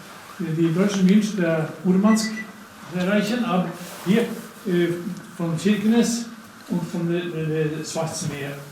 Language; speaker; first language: German; non-native, learner; Norwegian